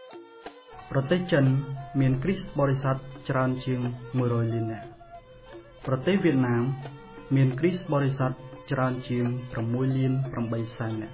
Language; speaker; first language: Khmer; native; Khmer